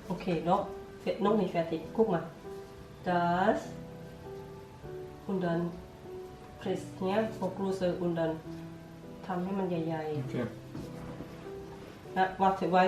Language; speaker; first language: German; non-native, learner; Thai